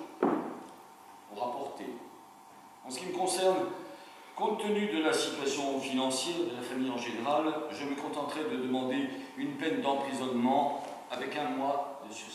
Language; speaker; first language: French; native; French